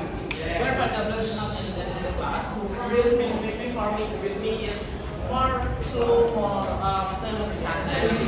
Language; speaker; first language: English; non-native, learner; Indonesian